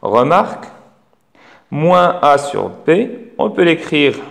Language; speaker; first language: French; non-native, local second language; Arabic